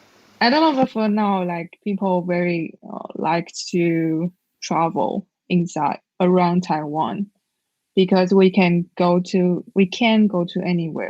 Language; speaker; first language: English; non-native, learner; Chinese